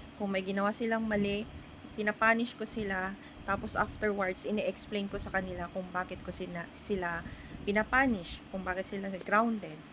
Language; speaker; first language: Filipino; non-native, local second language; Iloko